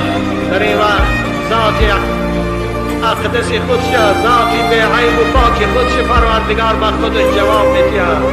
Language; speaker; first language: Persian; native; Persian